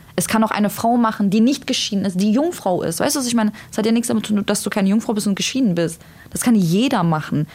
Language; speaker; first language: German; early bilingual, other home language; Turkish